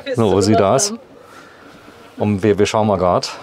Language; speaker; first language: German; native; German